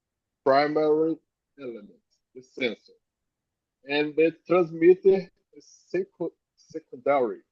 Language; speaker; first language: English; non-native, learner; Portuguese